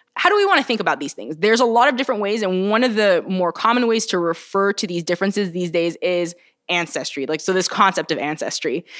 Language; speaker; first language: English; early bilingual, other home language; Bulgarian